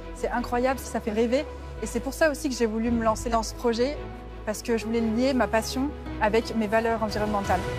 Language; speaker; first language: French; native; French